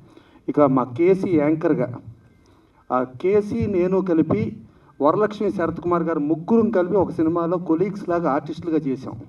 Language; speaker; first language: Telugu; native; Telugu